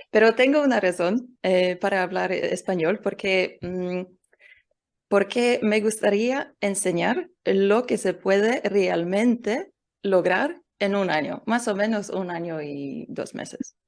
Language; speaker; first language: Spanish; non-native, learner; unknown